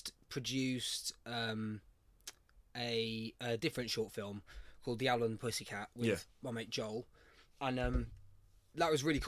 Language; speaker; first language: English; native; English